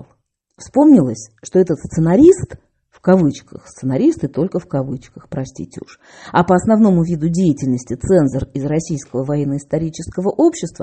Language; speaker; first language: Russian; native; Russian